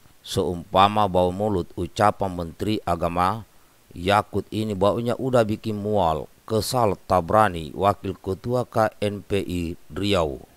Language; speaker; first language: Indonesian; native; Indonesian